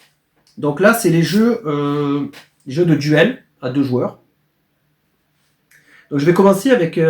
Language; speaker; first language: French; native; French